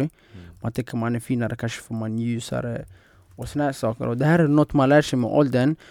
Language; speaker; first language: Swedish; non-native, fluent; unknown